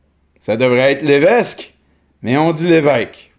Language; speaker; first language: French; native; French